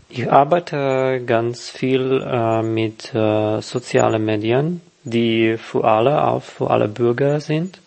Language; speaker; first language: German; non-native, learner; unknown